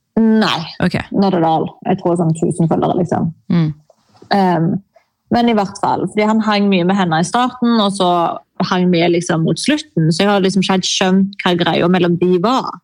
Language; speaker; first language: Norwegian; native; Norwegian